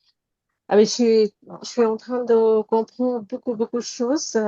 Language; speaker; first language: French; non-native, learner; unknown